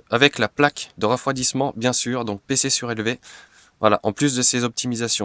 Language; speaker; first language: French; native; French